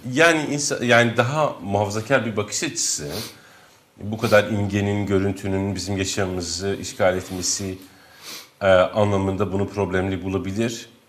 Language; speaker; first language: Turkish; non-native, local second language; Kurdish